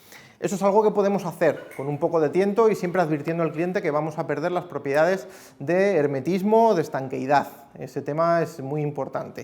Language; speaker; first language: Spanish; native; Spanish